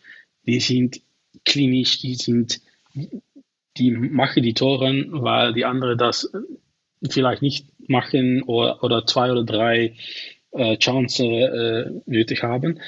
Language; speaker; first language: German; non-native, learner; Dutch